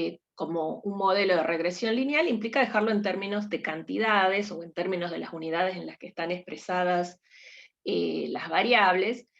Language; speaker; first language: Spanish; native; Spanish